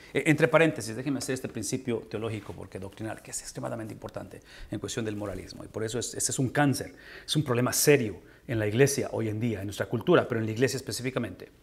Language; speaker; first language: Spanish; native; Spanish